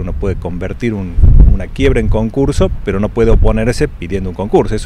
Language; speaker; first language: Spanish; native; Spanish